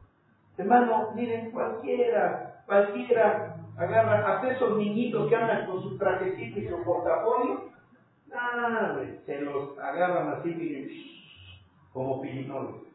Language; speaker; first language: Spanish; native; Spanish